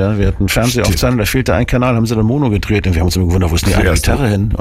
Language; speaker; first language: German; native; German